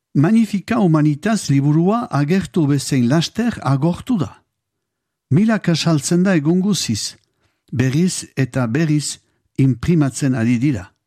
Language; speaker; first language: Basque; native; Basque